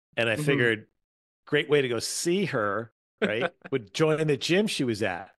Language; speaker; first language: English; native; English